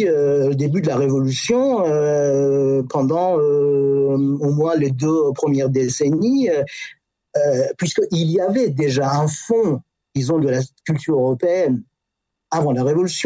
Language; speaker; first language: French; non-native, fluent; Persian